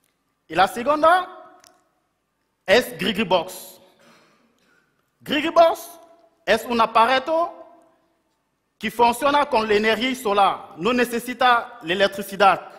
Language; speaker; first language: Spanish; non-native, local second language; French